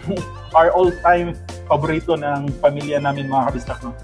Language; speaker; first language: Filipino; non-native, local second language; Cebuano